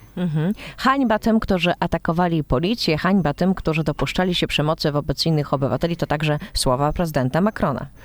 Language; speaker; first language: Polish; native; Polish